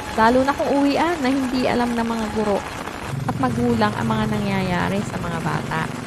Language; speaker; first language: Filipino; native; Filipino